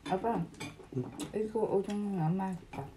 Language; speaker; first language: Korean; non-native, learner; Vietnamese